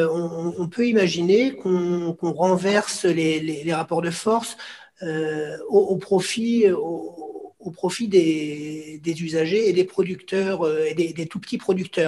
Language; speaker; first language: French; native; French